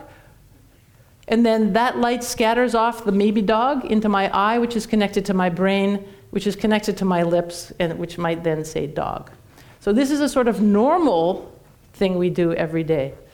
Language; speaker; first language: English; native; English